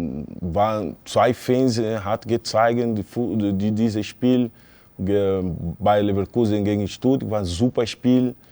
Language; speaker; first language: German; non-native, fluent; Portuguese